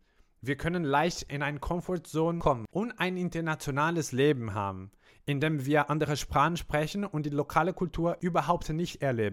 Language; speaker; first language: German; non-native, fluent; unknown